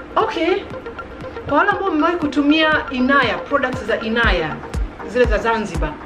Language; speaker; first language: Swahili; native; Swahili